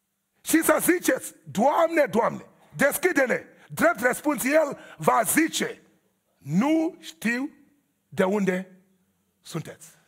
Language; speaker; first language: Romanian; non-native, learner; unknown